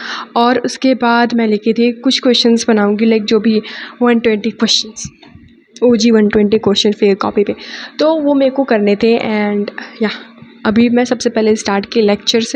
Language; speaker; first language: Hindi; native; Hindi